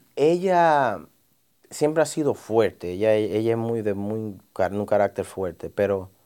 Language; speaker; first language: Spanish; early bilingual, heritage; Spanish